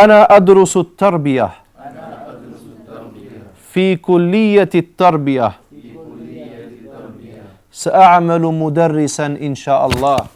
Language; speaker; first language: Arabic; non-native, fluent; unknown